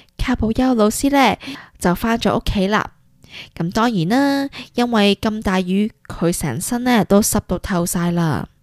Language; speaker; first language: Cantonese; early bilingual, heritage; Cantonese